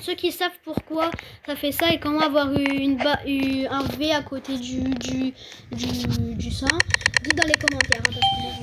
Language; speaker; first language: French; native; French